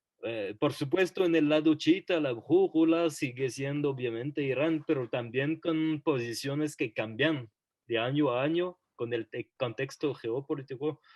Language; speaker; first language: Spanish; non-native, fluent; French